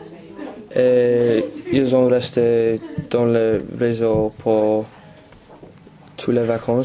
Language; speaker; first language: French; non-native, learner; English